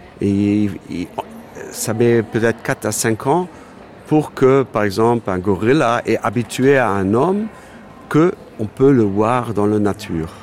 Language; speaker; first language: French; non-native, fluent; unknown